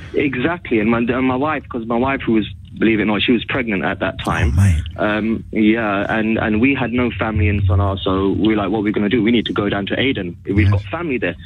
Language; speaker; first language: English; early bilingual, other home language; Arabic